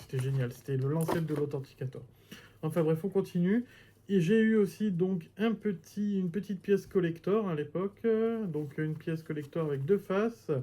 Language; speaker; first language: French; native; French